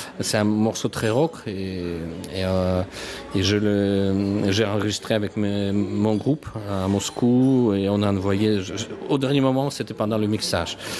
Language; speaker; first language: French; non-native, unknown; Russian